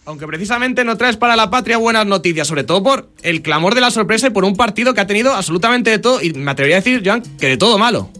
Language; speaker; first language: Spanish; native; Spanish